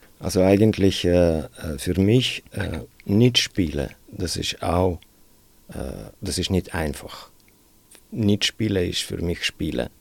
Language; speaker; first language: German; non-native, fluent; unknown